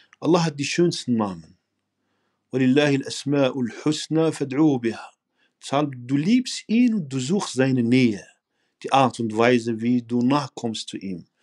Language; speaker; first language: German; non-native, fluent; Arabic